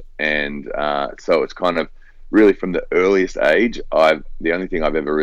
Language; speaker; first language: English; native; English